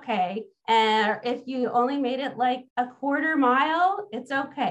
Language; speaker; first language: English; native; English